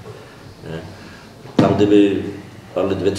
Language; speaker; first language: Polish; non-native, learner; Czech